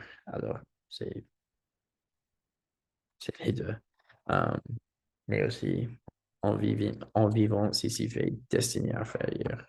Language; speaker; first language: French; non-native, learner; English